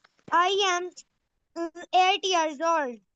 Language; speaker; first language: English; non-native, learner; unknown